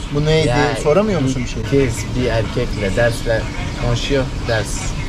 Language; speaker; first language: Turkish; non-native, fluent; Kurdish